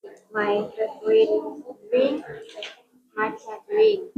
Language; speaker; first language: English; non-native, learner; Indonesian